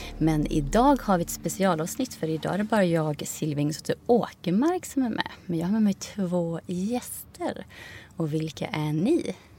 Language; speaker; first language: Swedish; early bilingual, other home language; Icelandic